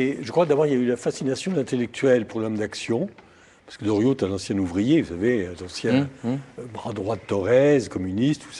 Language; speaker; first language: French; native; French